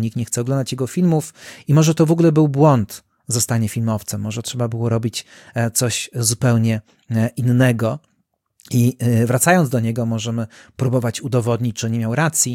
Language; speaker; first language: Polish; native; Polish